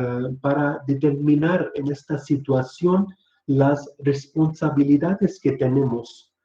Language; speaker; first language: Spanish; non-native, fluent; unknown